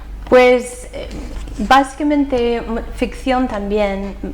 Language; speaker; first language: Spanish; non-native, fluent; English